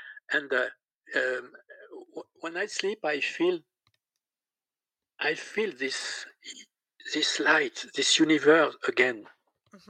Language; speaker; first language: English; non-native, learner; French